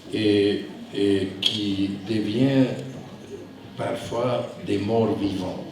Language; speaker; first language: French; non-native, fluent; Hungarian